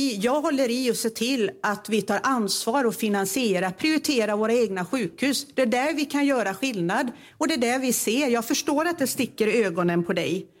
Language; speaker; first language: Swedish; native; Swedish